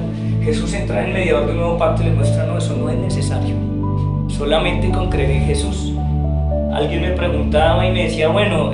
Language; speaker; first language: Spanish; native; Spanish